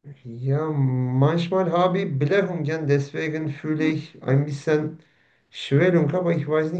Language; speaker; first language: German; non-native, learner; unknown